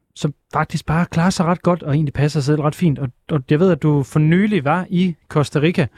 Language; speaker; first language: Danish; native; Danish